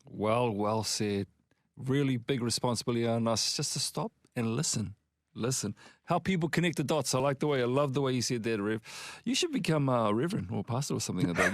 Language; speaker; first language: English; native; English